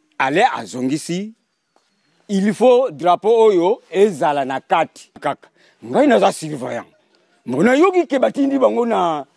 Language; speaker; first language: Lingala; non-native, local second language; Kongo